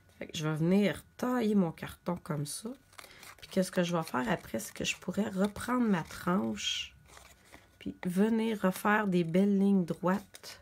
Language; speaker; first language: French; native; French